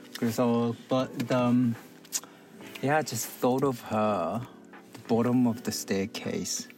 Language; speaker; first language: English; non-native, fluent; Korean